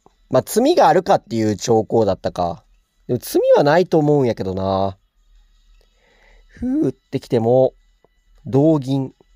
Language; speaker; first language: Japanese; native; Japanese